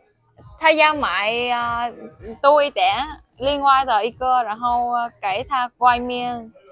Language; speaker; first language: Chinese; non-native, fluent; Vietnamese